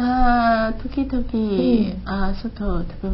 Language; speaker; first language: Japanese; non-native, learner; Chinese